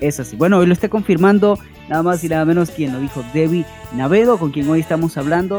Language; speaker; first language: Spanish; native; Spanish